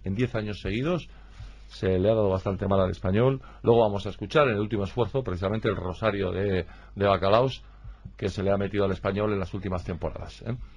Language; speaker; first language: Spanish; native; Spanish